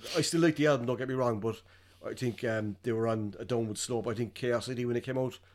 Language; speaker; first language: English; native; English